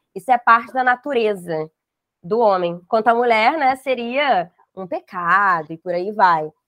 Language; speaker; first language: Portuguese; native; Portuguese